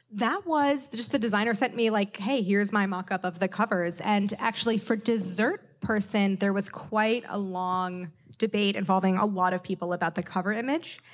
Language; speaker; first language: English; native; English